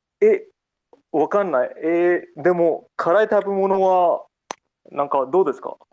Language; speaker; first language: Japanese; non-native, learner; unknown